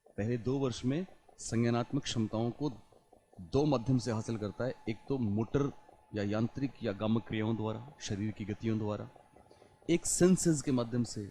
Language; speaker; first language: Hindi; native; Hindi